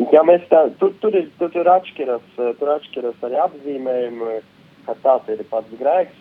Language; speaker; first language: Latvian; non-native, local second language; Russian